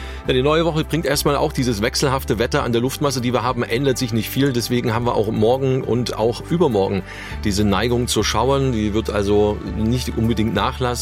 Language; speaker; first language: German; native; German